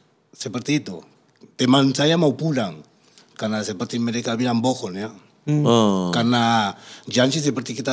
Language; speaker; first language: Indonesian; non-native, fluent; Spanish